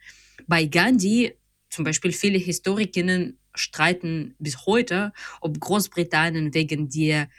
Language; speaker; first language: German; non-native, fluent; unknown